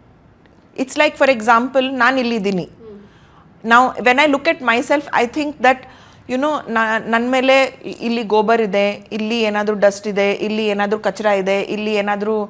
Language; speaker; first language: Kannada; non-native, local second language; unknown